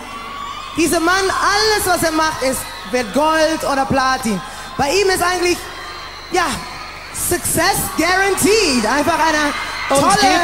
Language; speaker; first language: German; non-native, learner; English